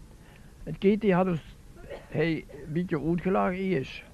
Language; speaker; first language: Dutch; non-native, local second language; Limburgish